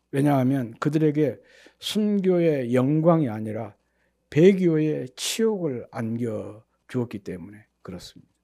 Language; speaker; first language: Korean; native; Korean